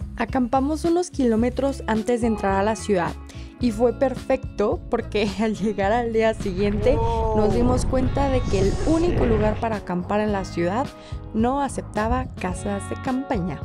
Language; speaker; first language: Spanish; native; Spanish